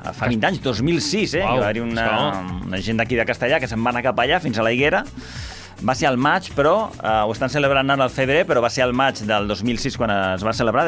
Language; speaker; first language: Catalan; native; Catalan